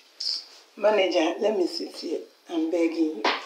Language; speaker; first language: English; non-native, local second language; Akan